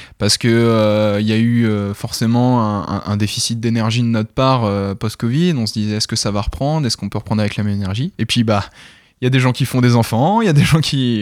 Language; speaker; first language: French; native; French